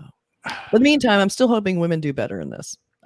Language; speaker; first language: English; native; English